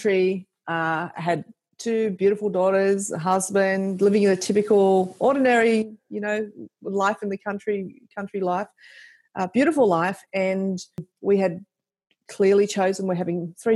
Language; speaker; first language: English; native; English